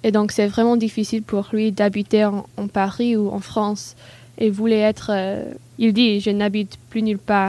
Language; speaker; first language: French; non-native, learner; English